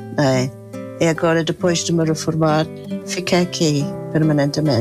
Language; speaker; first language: Portuguese; non-native, fluent; English